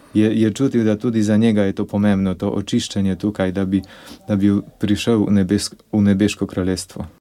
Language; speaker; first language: Slovenian; non-native, fluent; Polish